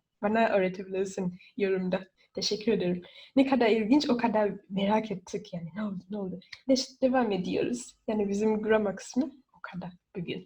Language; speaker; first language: Turkish; non-native, learner; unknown